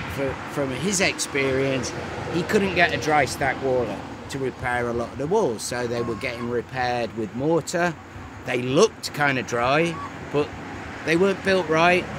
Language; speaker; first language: English; native; English